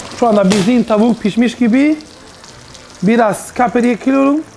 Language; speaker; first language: Turkish; non-native, learner; Italian